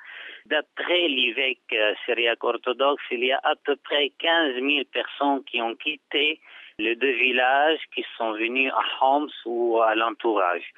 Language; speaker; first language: French; non-native, fluent; Arabic